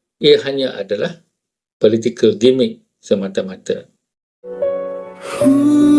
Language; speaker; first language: Malay; native; Malay